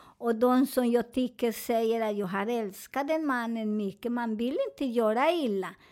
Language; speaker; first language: Swedish; non-native, learner; Spanish